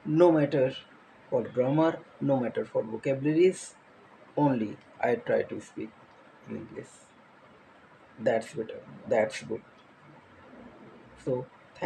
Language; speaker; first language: English; non-native, learner; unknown